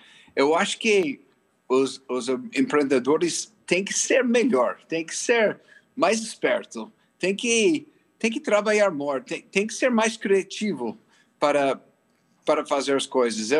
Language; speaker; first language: Portuguese; non-native, fluent; English